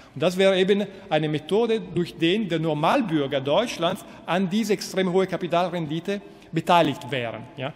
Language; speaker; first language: German; non-native, fluent; Italian